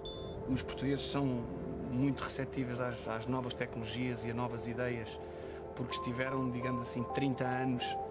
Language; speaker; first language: Portuguese; native; Portuguese